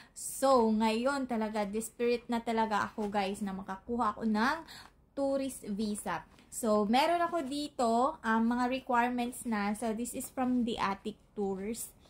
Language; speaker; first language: Filipino; native; Filipino